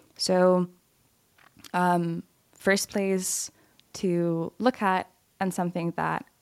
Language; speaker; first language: English; non-native, fluent; Lithuanian